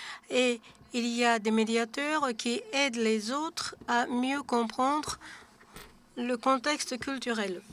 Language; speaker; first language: French; non-native, fluent; Japanese